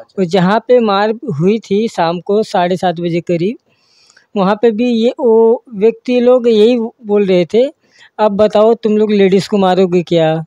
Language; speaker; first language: Hindi; native; Hindi